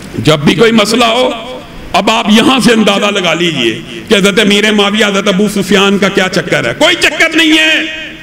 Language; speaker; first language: Urdu; non-native, local second language; Punjabi